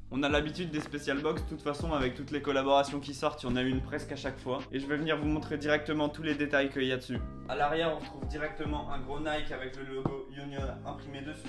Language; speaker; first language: French; native; French